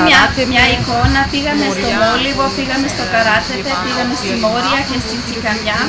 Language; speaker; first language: Greek; early bilingual, heritage; Greek